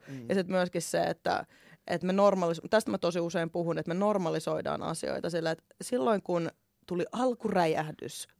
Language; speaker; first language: Finnish; native; Finnish